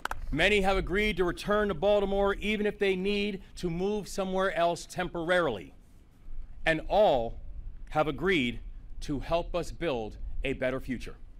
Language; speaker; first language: English; native; English